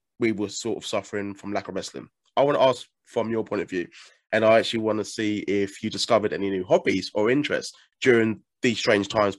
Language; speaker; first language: English; native; English